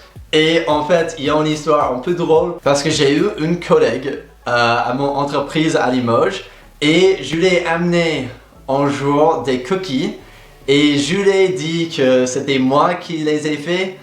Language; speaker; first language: French; non-native, fluent; English